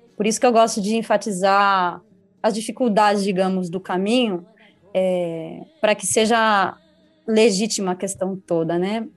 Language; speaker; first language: Portuguese; native; Portuguese